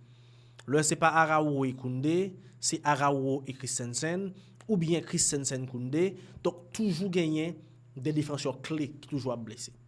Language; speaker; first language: French; non-native, local second language; Haitian Creole